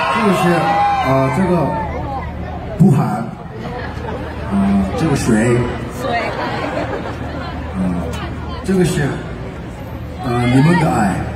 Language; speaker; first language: Chinese; non-native, learner; Korean